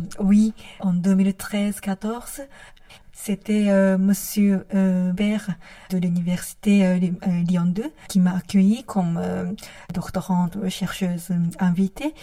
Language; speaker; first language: French; non-native, fluent; Japanese